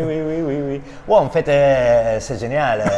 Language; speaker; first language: French; non-native, learner; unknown